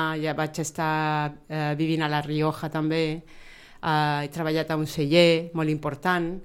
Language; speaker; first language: Catalan; non-native, fluent; Spanish